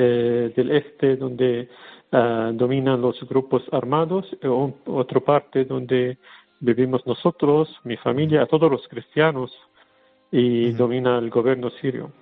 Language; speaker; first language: Spanish; non-native, learner; Arabic